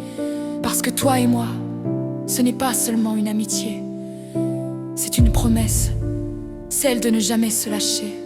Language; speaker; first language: French; native; French